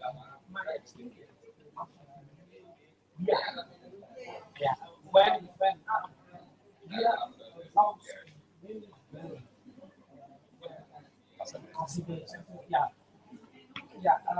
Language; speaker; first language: English; non-native, learner; Indonesian